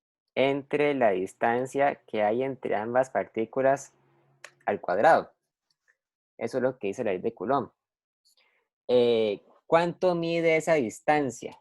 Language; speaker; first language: Spanish; native; Spanish